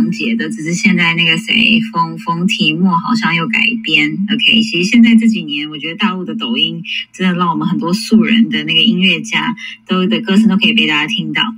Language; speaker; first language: Chinese; early bilingual, heritage; English